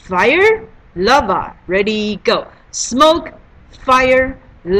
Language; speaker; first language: English; non-native, learner; Chinese